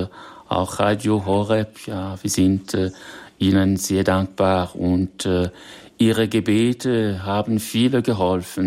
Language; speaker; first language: German; non-native, fluent; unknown